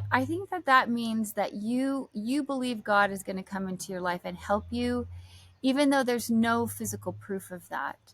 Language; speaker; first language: English; native; English